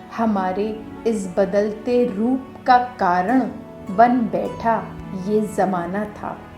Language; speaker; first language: Hindi; native; Hindi